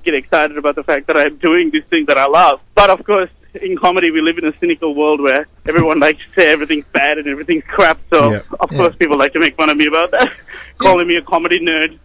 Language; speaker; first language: English; non-native, local second language; Sinhala